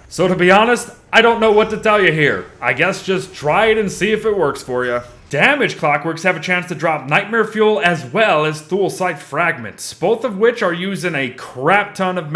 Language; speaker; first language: English; native; English